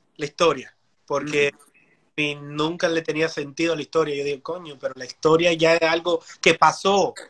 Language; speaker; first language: Spanish; early bilingual, heritage; Spanish